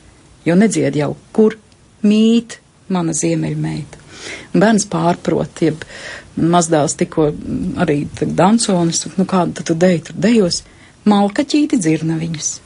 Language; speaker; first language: Latvian; native; Latvian